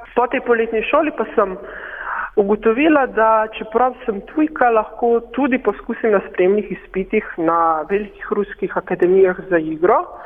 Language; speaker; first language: Slovenian; native; Slovenian